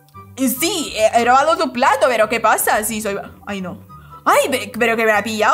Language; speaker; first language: Spanish; non-native, fluent; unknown